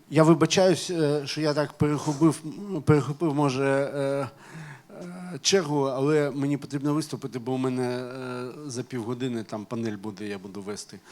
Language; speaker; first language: Ukrainian; non-native, local second language; Russian